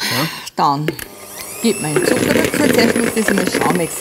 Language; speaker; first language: German; native; German